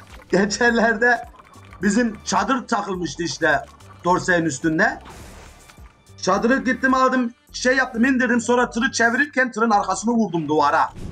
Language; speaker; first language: Turkish; early bilingual, heritage; Turkish